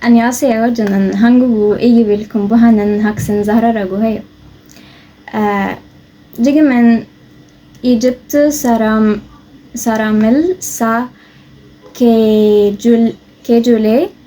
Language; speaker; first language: Korean; non-native, learner; Arabic